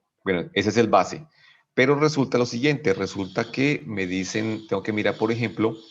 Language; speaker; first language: Spanish; native; Spanish